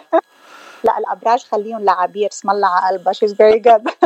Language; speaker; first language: Arabic; native; Arabic